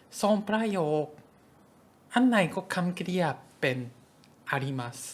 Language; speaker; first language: Thai; non-native, fluent; Japanese